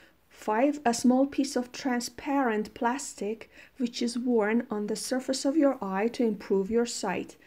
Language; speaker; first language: English; non-native, fluent; Persian